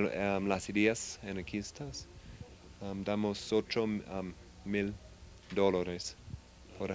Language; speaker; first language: Spanish; non-native, fluent; English